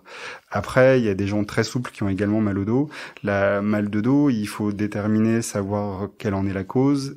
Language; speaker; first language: French; native; French